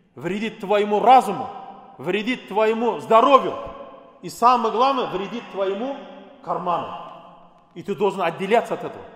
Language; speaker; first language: Russian; non-native, local second language; Kazakh